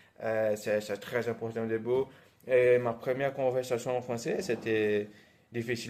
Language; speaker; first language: French; non-native, fluent; Portuguese